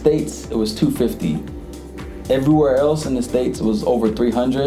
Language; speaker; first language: English; early bilingual, other home language; Jamaican Creole English